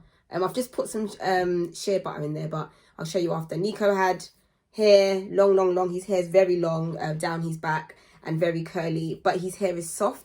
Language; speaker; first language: English; native; English